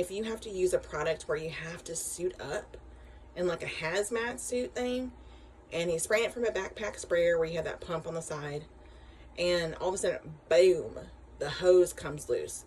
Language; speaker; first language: English; native; English